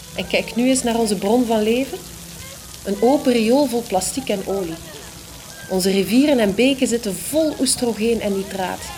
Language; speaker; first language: Dutch; native; Dutch